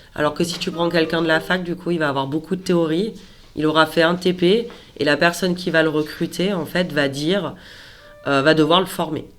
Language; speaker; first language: French; native; French